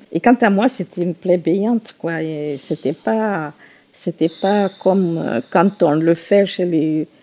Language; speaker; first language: French; non-native, local second language; Susu